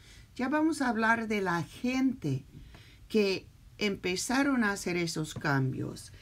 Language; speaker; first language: Spanish; early bilingual, heritage; Spanish